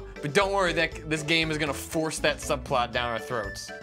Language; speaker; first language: English; native; English